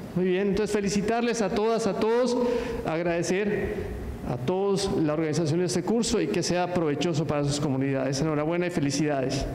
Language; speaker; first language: Spanish; native; Spanish